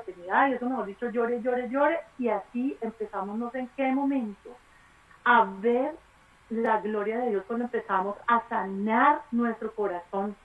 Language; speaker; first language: Spanish; native; Spanish